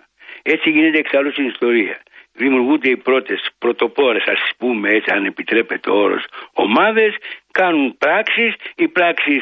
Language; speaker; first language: Greek; native; Greek